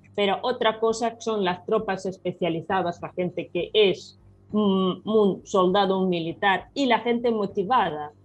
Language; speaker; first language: Spanish; non-native, fluent; Ukrainian